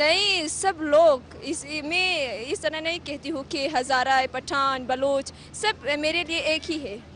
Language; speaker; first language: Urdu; non-native, local second language; Hazaragi